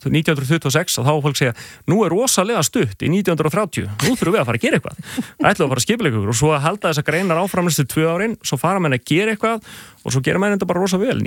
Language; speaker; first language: Icelandic; native; Icelandic